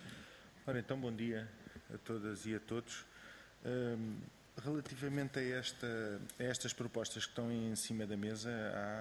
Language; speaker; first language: Portuguese; native; Portuguese